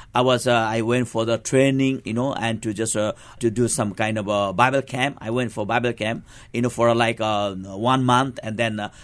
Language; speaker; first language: English; non-native, local second language; Nepali